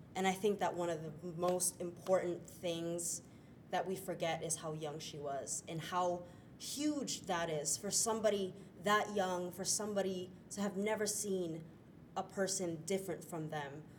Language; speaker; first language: English; native; English